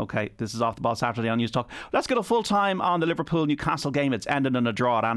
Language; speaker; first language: English; native; English